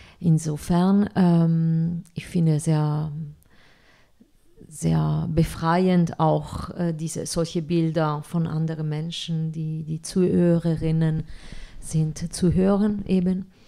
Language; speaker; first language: German; non-native, fluent; Italian